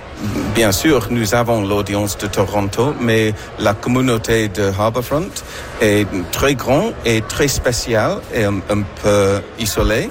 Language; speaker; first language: French; non-native, learner; English